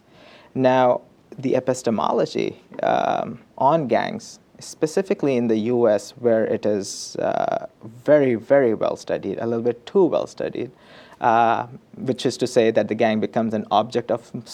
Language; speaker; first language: English; non-native, local second language; Urdu